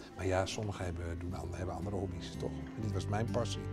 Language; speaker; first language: Dutch; native; Dutch